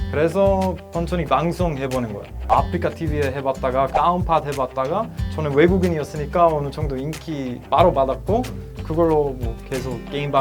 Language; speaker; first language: Korean; non-native, learner; Croatian